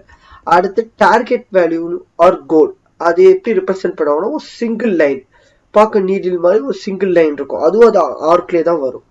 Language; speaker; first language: Tamil; native; Tamil